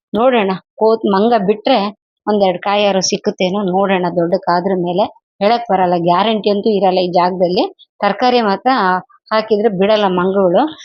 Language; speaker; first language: Kannada; native; Kannada